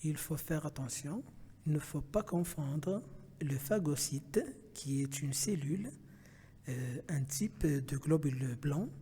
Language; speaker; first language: French; non-native, local second language; Arabic